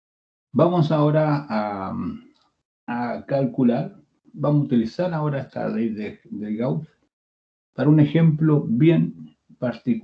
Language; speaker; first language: Spanish; native; Spanish